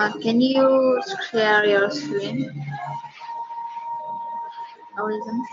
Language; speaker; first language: English; non-native, fluent; Indonesian